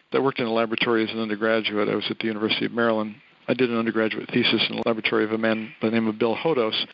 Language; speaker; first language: English; native; English